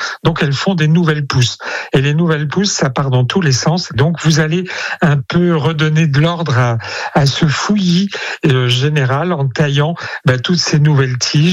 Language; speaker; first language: French; native; French